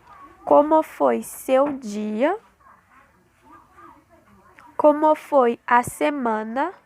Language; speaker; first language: Portuguese; non-native, learner; Haitian Creole